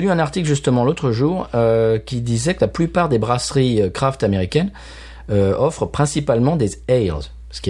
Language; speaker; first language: French; native; French